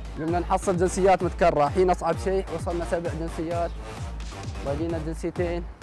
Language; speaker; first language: Arabic; native; Arabic